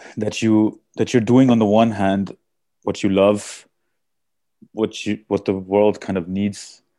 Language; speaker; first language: English; early bilingual, heritage; German